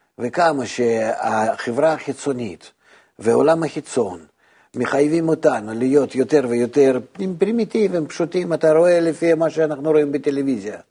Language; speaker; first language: Hebrew; non-native, fluent; Russian